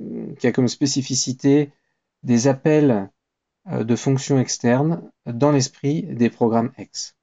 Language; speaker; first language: French; native; French